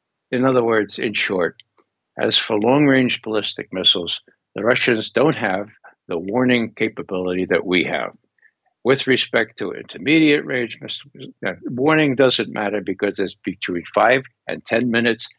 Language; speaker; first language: English; native; English